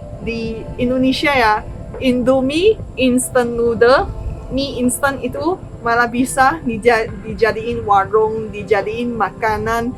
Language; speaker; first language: Indonesian; non-native, fluent; Chinese